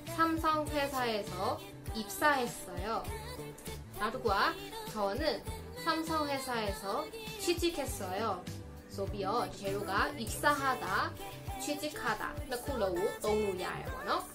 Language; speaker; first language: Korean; non-native, fluent; Burmese